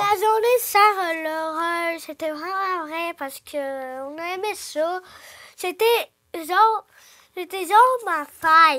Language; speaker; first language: French; early bilingual, other home language; Ukrainian